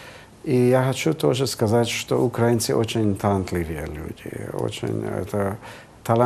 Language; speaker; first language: Russian; non-native, fluent; Hungarian